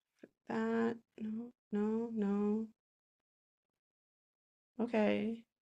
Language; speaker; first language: English; native; English